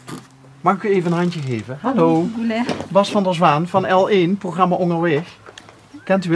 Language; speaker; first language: Dutch; native; Dutch